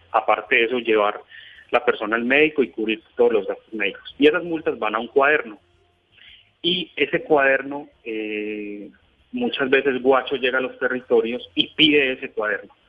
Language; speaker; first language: Spanish; native; Spanish